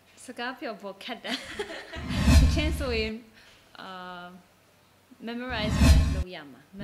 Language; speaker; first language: Burmese; non-native, learner; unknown